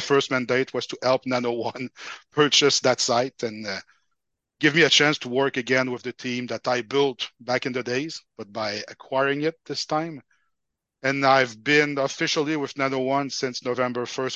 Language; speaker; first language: English; non-native, fluent; French